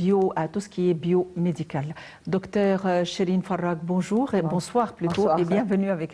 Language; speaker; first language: French; non-native, fluent; Arabic